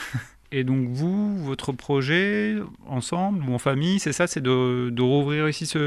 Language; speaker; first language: French; native; French